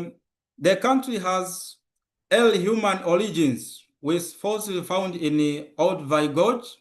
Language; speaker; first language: English; non-native, local second language; Swahili